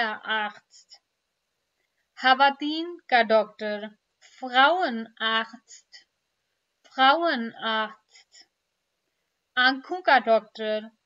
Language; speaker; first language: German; non-native, fluent; Urdu